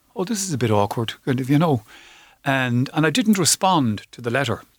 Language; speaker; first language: English; native; English